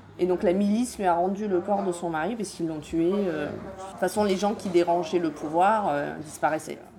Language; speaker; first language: French; early bilingual, other home language; Polish